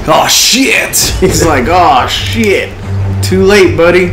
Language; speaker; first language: English; native; English